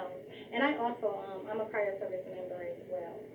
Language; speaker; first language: English; native; English